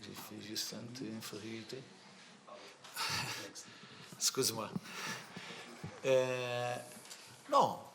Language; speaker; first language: French; non-native, fluent; Portuguese